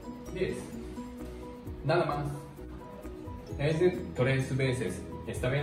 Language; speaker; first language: Spanish; non-native, learner; Japanese